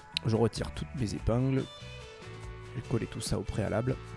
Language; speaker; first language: French; native; French